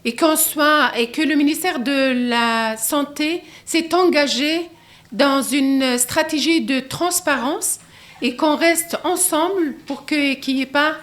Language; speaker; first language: French; non-native, local second language; Arabic